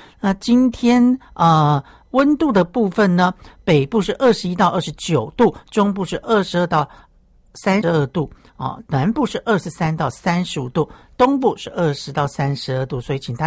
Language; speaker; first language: Chinese; native; Chinese